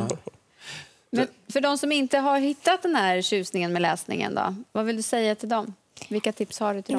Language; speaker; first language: Swedish; native; Swedish